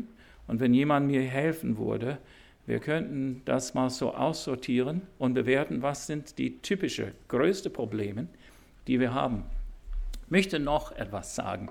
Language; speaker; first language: German; non-native, fluent; English